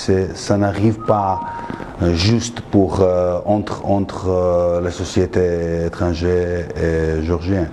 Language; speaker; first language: French; non-native, fluent; Georgian